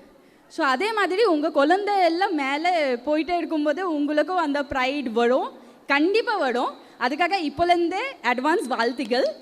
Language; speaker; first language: Tamil; non-native, local second language; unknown